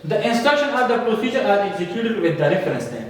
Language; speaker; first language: English; non-native, local second language; Urdu